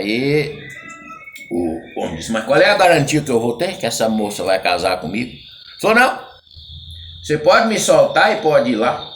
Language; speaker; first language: Portuguese; native; Portuguese